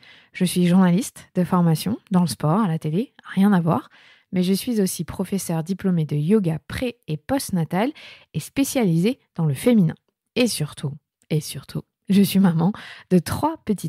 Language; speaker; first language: French; native; French